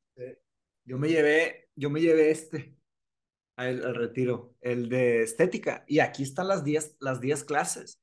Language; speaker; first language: Spanish; native; Spanish